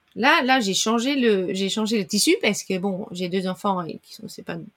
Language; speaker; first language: French; non-native, fluent; Dutch